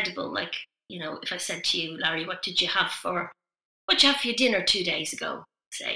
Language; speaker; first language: English; native; English